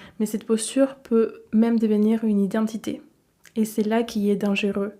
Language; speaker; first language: French; non-native, fluent; Spanish